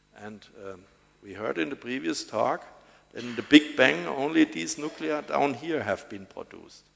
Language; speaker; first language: English; non-native, fluent; German